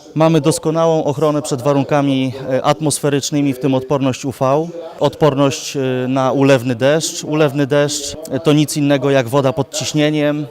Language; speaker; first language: Polish; native; Polish